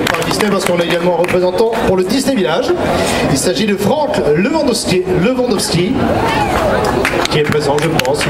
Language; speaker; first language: French; native; French